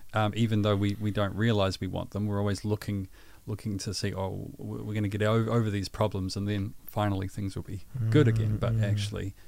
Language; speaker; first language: English; native; English